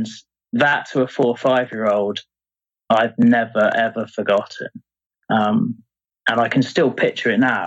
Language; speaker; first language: English; native; English